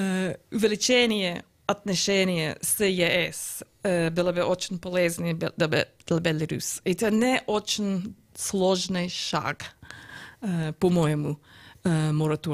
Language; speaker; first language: Russian; non-native, learner; English